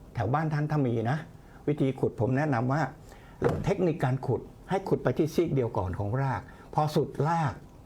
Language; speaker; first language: Thai; native; Thai